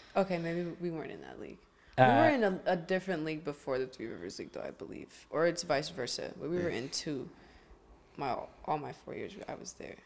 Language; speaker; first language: English; native; English